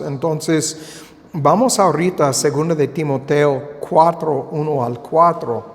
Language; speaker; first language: Spanish; non-native, fluent; English